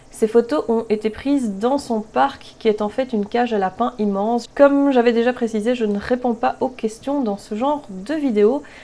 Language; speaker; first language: French; native; French